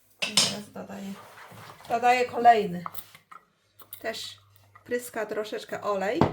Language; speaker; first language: Polish; non-native, learner; Chinese